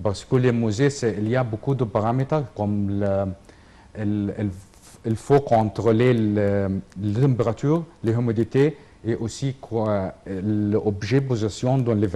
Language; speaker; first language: French; non-native, learner; Arabic